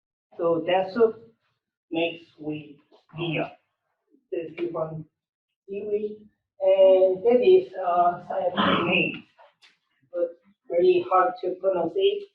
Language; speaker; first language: English; non-native, learner; Korean